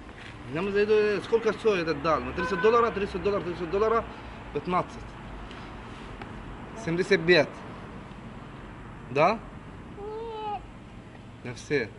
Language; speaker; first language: Russian; non-native, learner; Arabic